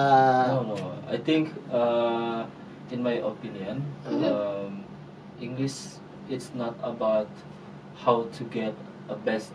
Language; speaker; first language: English; non-native, learner; Indonesian